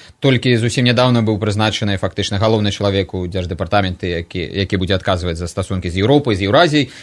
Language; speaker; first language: Belarusian; non-native, local second language; Russian